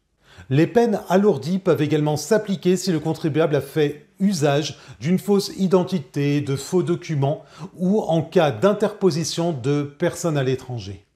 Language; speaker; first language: French; native; French